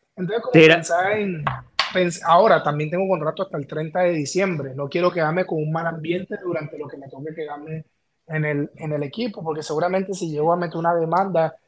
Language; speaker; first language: Spanish; native; Spanish